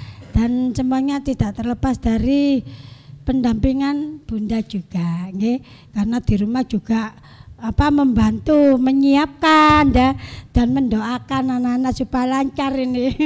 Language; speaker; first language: Indonesian; native; Indonesian